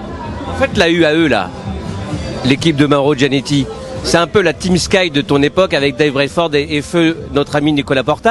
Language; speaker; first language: French; native; French